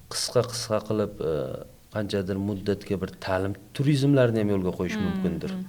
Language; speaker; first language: Uzbek; native; Uzbek